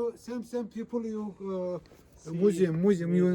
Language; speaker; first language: English; non-native, learner; Azerbaijani